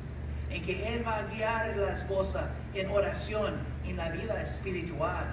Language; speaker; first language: Spanish; early bilingual, heritage; English